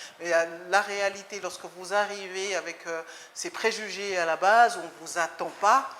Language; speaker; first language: French; early bilingual, other home language; Lingala